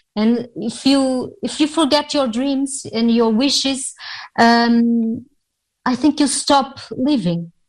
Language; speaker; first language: English; non-native, fluent; Portuguese